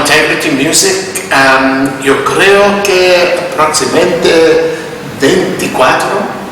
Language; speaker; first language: Spanish; non-native, learner; English